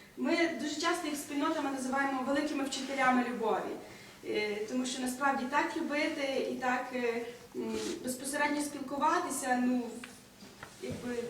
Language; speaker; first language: Ukrainian; native; Ukrainian